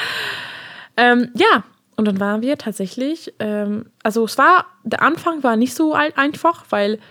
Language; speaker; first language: German; non-native, fluent; Hungarian